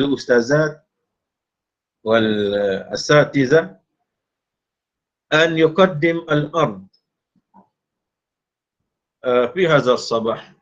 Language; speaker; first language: Arabic; non-native, fluent; Malay